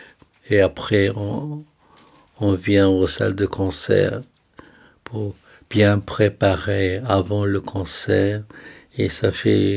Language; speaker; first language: French; non-native, fluent; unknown